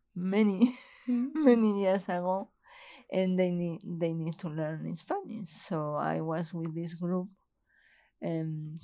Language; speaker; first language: English; non-native, fluent; Spanish